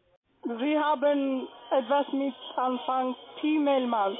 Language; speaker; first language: German; non-native, learner; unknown